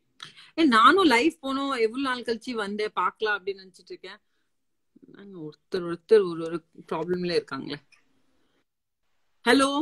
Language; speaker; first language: Tamil; non-native, local second language; Assamese